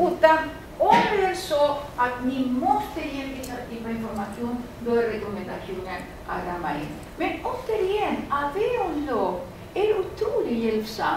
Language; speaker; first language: Swedish; non-native, fluent; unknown